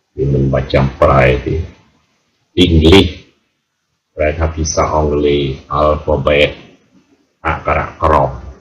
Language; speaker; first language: Khmer; native; Khmer